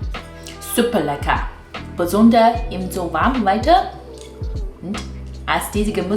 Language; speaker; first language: German; non-native, learner; Chinese